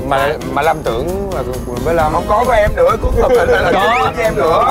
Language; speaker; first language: Vietnamese; native; Vietnamese